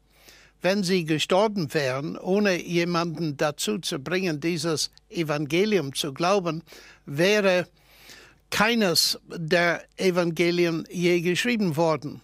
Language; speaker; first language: German; non-native, fluent; English